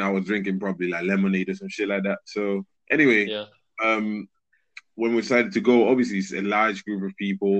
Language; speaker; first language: English; non-native, fluent; Spanish